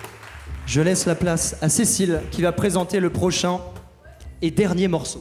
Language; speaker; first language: French; native; French